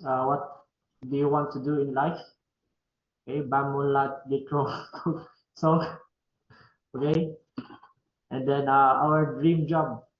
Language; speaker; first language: English; non-native, fluent; Filipino